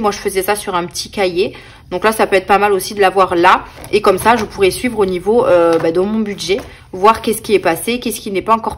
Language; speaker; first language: French; native; French